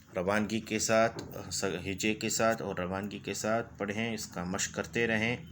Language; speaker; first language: Urdu; native; Urdu